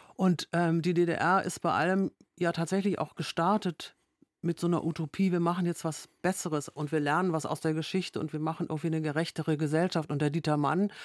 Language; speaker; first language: German; native; German